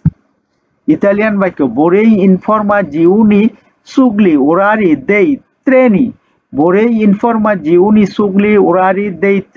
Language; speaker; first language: Italian; non-native, learner; Bangla